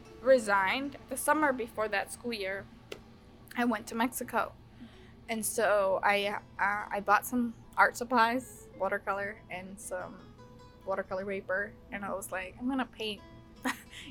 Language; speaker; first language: English; early bilingual, other home language; Spanish